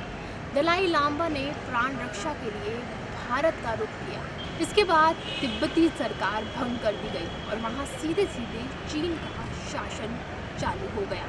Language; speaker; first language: Hindi; native; Hindi